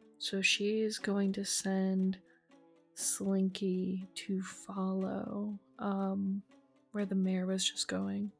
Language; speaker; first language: English; native; English